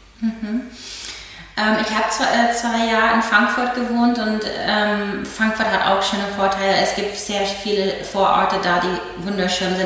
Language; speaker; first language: German; non-native, fluent; English